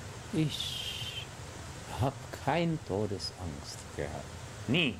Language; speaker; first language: German; non-native, fluent; Czech